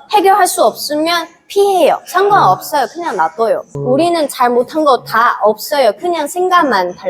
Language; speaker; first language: Korean; non-native, fluent; Chinese